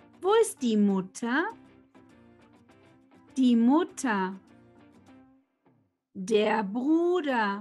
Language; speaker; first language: German; non-native, fluent; Spanish